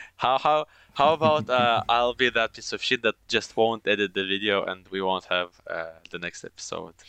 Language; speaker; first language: English; non-native, fluent; Romanian